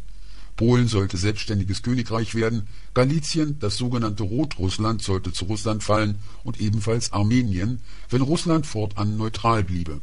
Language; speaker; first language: German; native; German